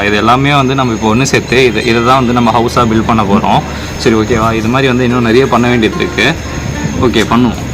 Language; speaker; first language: Tamil; native; Tamil